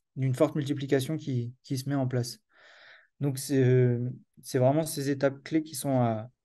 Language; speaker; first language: French; native; French